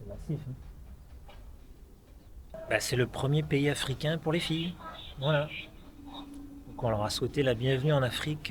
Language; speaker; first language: French; native; French